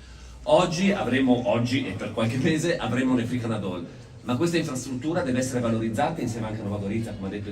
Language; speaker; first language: Italian; native; Italian